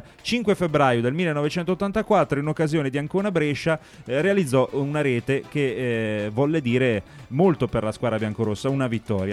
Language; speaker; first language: Italian; native; Italian